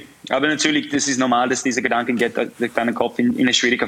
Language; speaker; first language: German; non-native, fluent; English